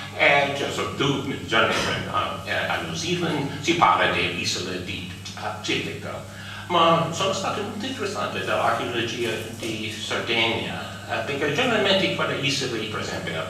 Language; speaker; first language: Italian; non-native, fluent; English